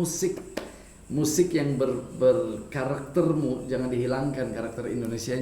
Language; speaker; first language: Indonesian; non-native, fluent; English